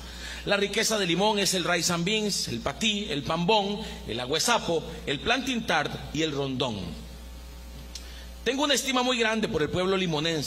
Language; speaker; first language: Spanish; native; Spanish